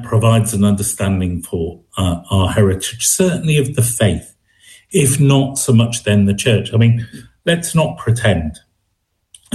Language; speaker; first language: English; native; English